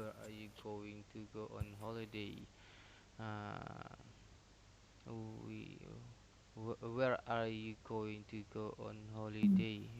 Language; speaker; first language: English; non-native, learner; Indonesian